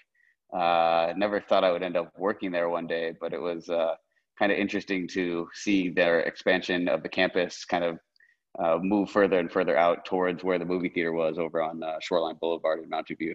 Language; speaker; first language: English; native; English